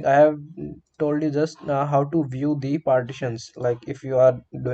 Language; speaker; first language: English; non-native, local second language; Hindi